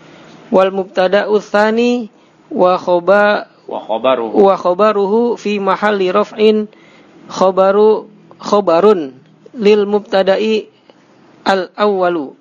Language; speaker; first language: Arabic; non-native, learner; Indonesian